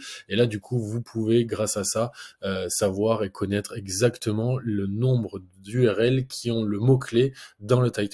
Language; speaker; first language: French; native; French